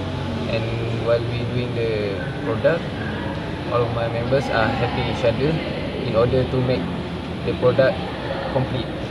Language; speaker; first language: English; non-native, local second language; Malay